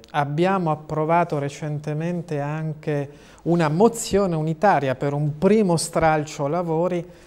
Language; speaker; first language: Italian; native; Italian